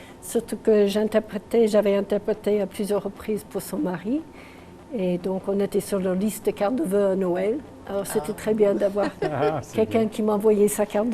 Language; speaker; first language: French; non-native, local second language; English